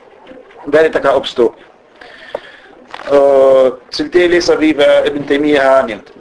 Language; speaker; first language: Danish; early bilingual, other home language; Arabic